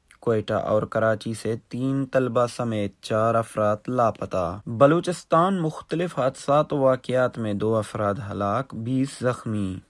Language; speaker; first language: Urdu; non-native, local second language; Baluchi